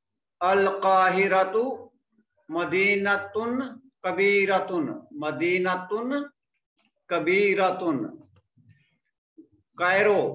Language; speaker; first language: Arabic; non-native, fluent; Malay